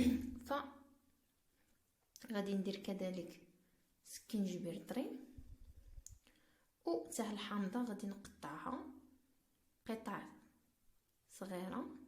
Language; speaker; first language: Arabic; native; Arabic